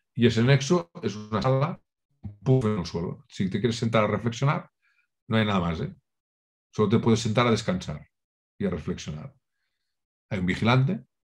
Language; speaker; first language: Spanish; non-native, local second language; Catalan